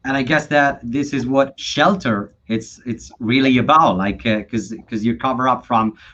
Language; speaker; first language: English; non-native, fluent; Italian